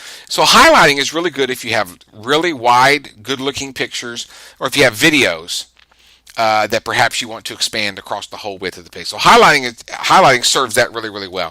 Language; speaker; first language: English; native; English